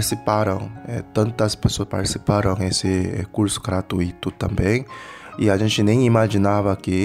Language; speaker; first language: Portuguese; non-native, fluent; Korean